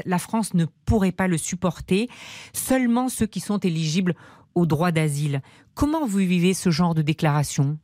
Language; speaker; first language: French; native; French